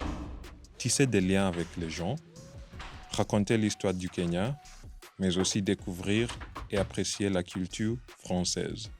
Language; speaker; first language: French; non-native, fluent; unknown